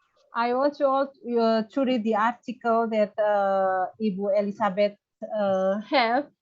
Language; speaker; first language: English; non-native, fluent; Indonesian